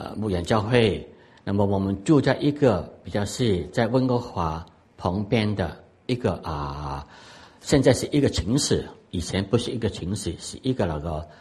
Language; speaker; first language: Chinese; non-native, local second language; Cantonese